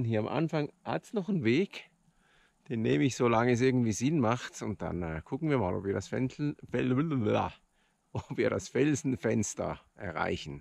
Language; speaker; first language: German; native; German